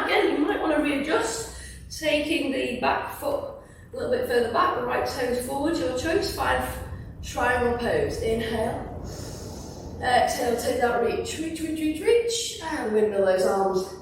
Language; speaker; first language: English; native; English